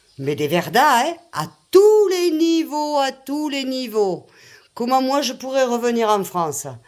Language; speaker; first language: French; native; French